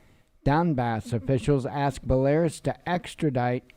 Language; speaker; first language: English; native; English